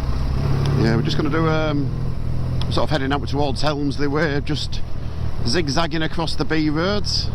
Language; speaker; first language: English; native; English